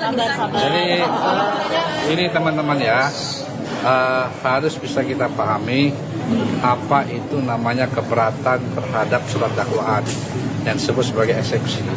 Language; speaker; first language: Indonesian; native; Indonesian